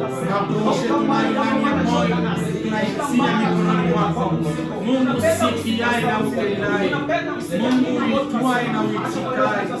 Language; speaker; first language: Swahili; native; Swahili